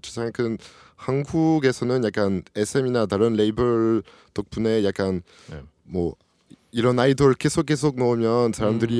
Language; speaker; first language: Korean; non-native, learner; French